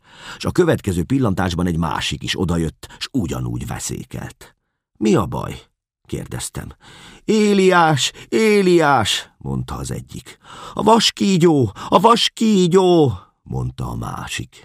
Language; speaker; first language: Hungarian; native; Hungarian